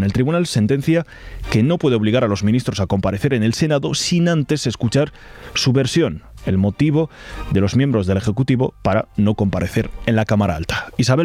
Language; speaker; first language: Spanish; native; Spanish